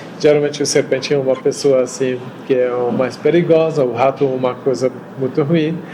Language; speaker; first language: Portuguese; non-native, fluent; Arabic